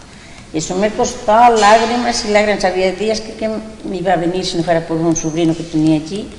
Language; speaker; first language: Spanish; non-native, local second language; Galician